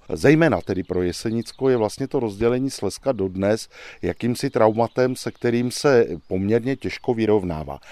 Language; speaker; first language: Czech; native; Czech